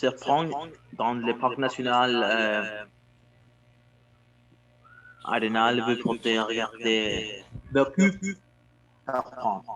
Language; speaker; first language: French; non-native, learner; Spanish